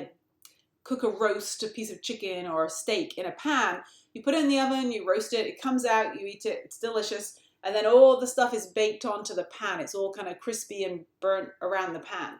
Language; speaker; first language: English; native; English